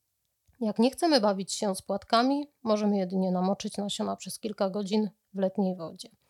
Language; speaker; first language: Polish; native; Polish